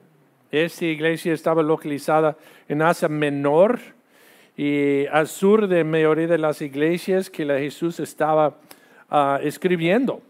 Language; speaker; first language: Spanish; non-native, fluent; English